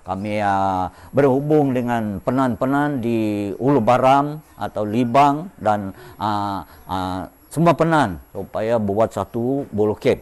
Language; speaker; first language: Indonesian; non-native, local second language; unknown